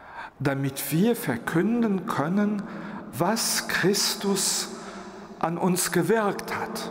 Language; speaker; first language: German; non-native, local second language; Luxembourgish